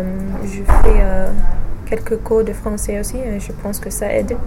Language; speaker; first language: French; non-native, fluent; English